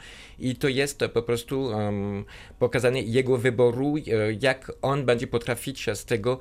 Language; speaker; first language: Polish; non-native, fluent; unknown